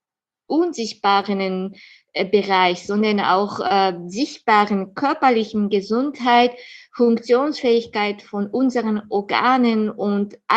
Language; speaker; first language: German; non-native, fluent; Japanese